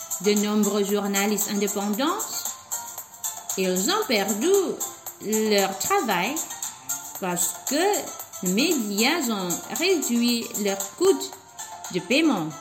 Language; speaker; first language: French; non-native, fluent; Indonesian